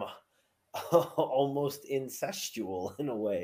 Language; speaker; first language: English; native; English